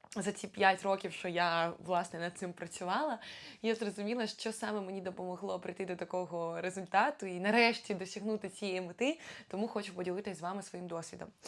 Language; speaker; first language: Ukrainian; non-native, local second language; Russian